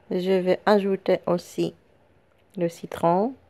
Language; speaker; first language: French; non-native, local second language; Arabic